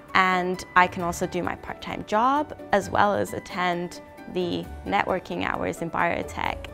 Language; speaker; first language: English; non-native, fluent; Danish